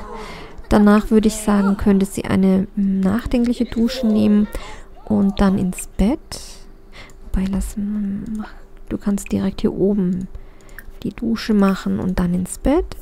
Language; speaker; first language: German; native; German